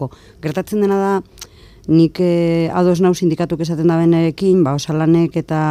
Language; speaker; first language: Basque; native; Basque